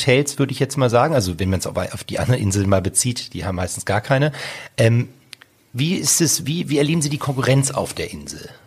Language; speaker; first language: German; native; German